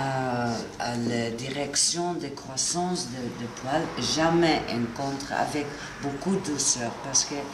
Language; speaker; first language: French; non-native, learner; Italian